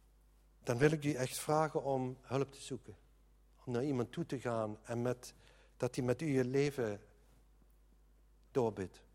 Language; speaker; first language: Dutch; native; Dutch